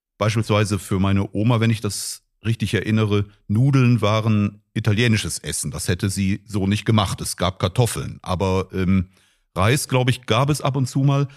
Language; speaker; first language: German; native; German